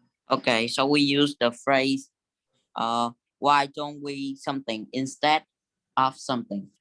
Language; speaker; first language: English; non-native, learner; Vietnamese